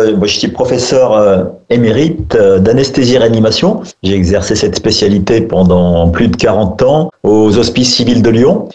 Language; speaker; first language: French; native; French